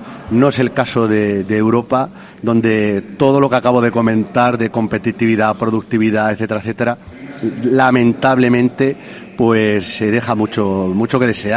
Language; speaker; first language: Spanish; native; Spanish